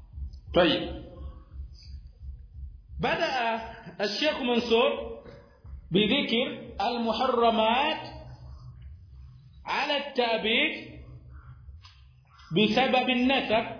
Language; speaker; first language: Arabic; non-native, fluent; Swahili